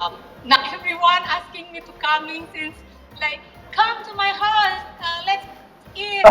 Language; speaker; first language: English; non-native, learner; Indonesian